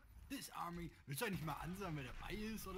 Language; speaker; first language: German; native; German